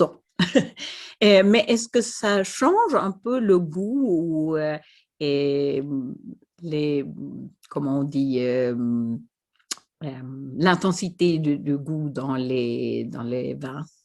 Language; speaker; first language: French; non-native, fluent; Swedish